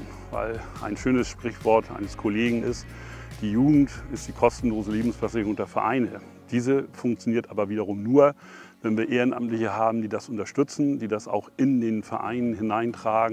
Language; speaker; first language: German; native; German